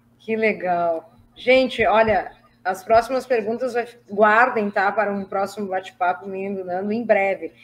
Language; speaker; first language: Portuguese; native; Portuguese